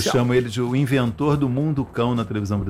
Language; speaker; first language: Portuguese; native; Portuguese